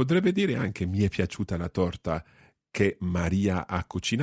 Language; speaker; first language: Italian; non-native, fluent; English